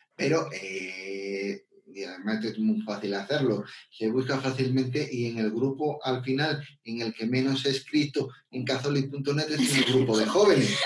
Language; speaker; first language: Spanish; native; Spanish